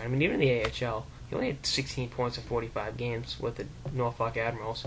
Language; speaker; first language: English; native; English